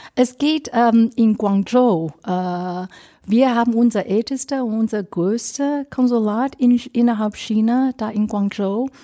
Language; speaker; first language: German; non-native, fluent; Chinese